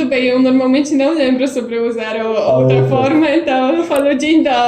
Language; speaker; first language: Portuguese; non-native, fluent; Polish